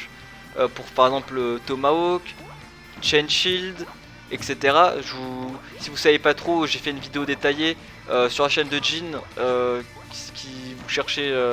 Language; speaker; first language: French; native; French